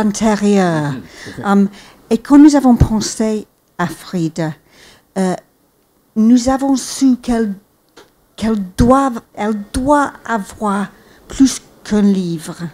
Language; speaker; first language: French; non-native, fluent; English